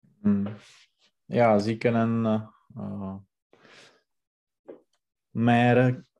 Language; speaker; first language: German; non-native, learner; Czech